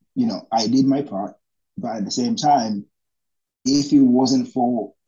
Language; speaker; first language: English; non-native, local second language; Rundi